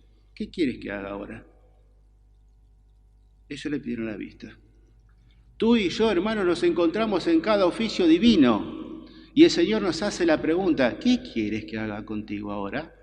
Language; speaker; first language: Spanish; native; Spanish